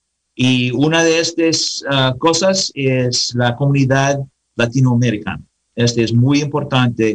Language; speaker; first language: Spanish; non-native, learner; English